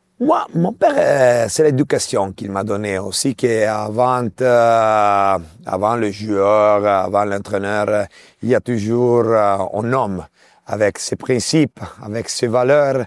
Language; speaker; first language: French; non-native, local second language; Italian